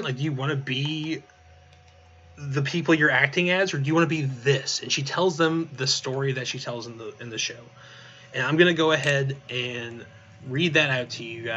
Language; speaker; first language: English; native; English